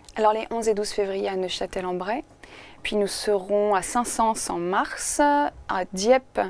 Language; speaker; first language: French; native; French